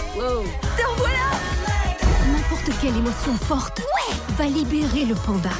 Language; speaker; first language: French; native; French